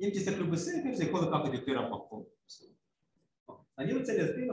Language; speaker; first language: Hebrew; non-native, fluent; Russian